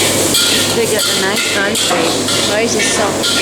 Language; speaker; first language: English; non-native, fluent; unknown